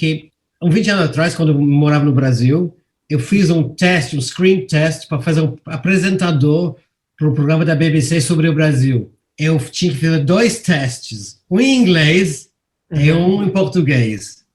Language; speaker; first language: Portuguese; non-native, fluent; English